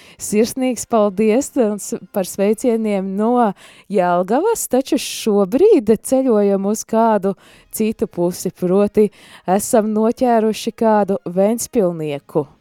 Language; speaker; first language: Latvian; native; Latvian